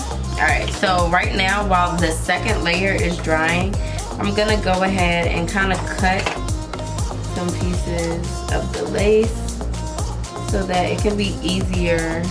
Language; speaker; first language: English; native; English